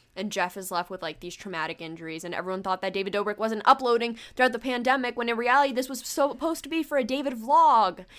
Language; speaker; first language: English; early bilingual, other home language; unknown